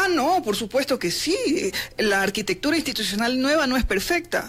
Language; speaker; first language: Spanish; native; Spanish